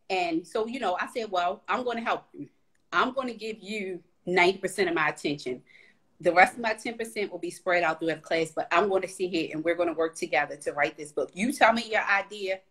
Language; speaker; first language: English; native; English